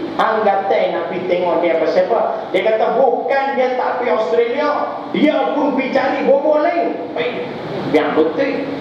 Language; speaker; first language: Malay; non-native, local second language; Tamil